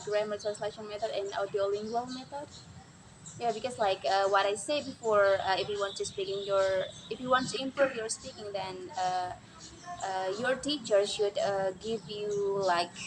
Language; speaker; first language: English; non-native, learner; Indonesian